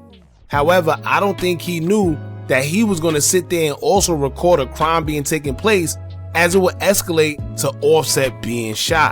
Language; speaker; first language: English; native; English